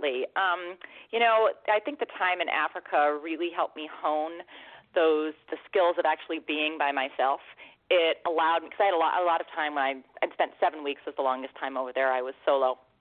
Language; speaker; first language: English; native; English